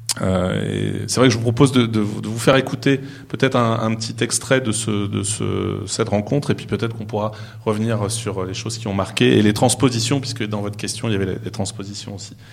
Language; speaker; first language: French; native; French